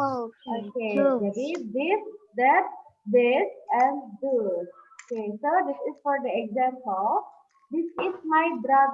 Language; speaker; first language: English; non-native, fluent; Indonesian